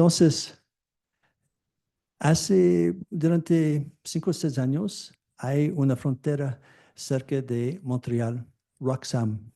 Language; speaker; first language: Spanish; non-native, fluent; French